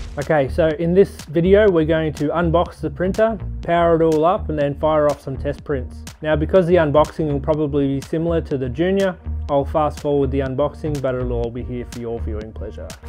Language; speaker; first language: English; native; English